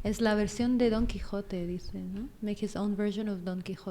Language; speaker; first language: Spanish; non-native, fluent; Filipino